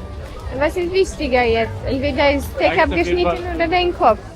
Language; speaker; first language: German; non-native, fluent; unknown